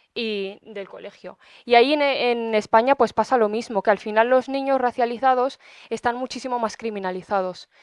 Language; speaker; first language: Spanish; early bilingual, other home language; Arabic